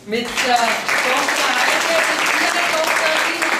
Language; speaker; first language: German; non-native, fluent; Slovenian